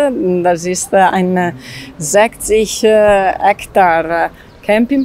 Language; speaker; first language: German; non-native, learner; Italian